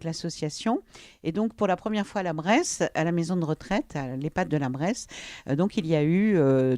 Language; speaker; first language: French; native; French